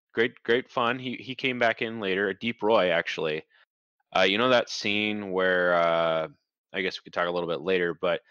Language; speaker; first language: English; native; English